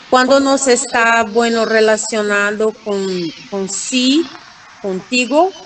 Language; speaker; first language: Spanish; non-native, fluent; Portuguese